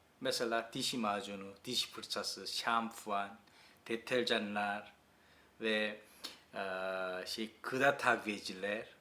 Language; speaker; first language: Turkish; non-native, learner; Korean